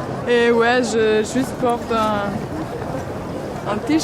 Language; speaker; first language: French; non-native, learner; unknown